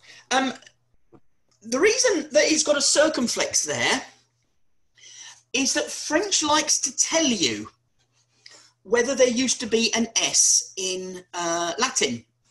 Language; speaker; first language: English; native; English